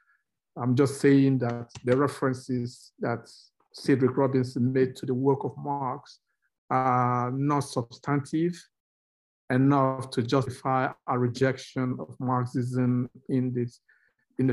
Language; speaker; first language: English; non-native, local second language; Igbo